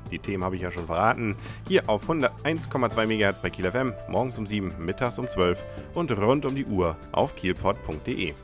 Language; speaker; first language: German; native; German